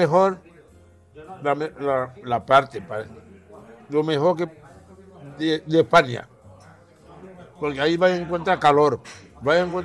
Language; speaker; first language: Spanish; non-native, fluent; Haitian Creole